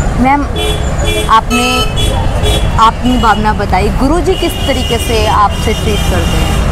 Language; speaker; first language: Hindi; native; Hindi